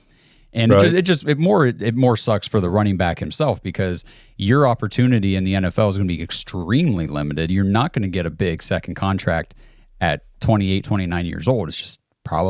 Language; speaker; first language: English; native; English